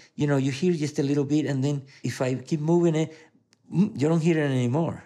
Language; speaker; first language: English; non-native, fluent; Spanish